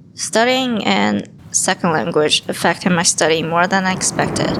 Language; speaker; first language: English; non-native, fluent; Chinese